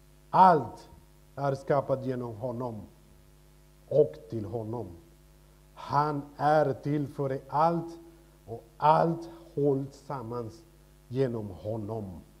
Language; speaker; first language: Swedish; non-native, fluent; Spanish